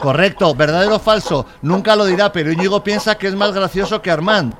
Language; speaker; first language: Spanish; native; Spanish